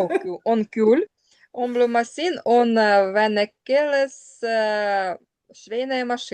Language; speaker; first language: Estonian; non-native, learner; Russian